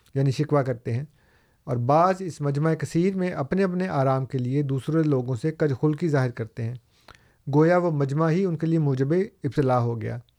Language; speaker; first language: Urdu; native; Urdu